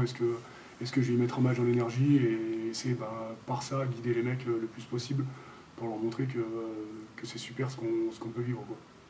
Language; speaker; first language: French; native; French